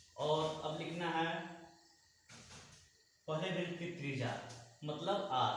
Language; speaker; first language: Hindi; native; Hindi